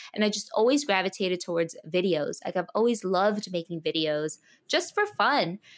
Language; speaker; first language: English; early bilingual, other home language; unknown